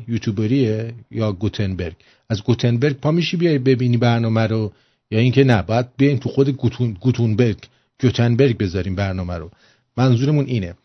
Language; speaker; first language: Persian; native; Persian